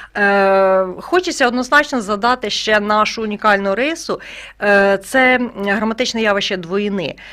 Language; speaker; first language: Ukrainian; native; Ukrainian